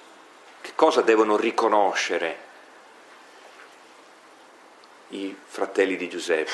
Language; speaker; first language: Italian; native; Italian